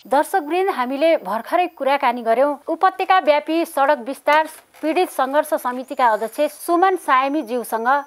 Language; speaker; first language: Nepali; native; Nepali